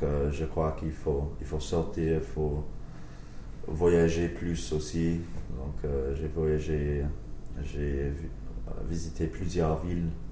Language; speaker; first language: French; non-native, learner; English